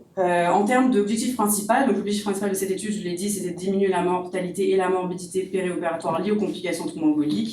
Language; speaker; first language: French; native; French